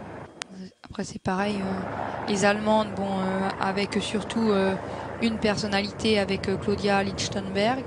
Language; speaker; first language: French; native; French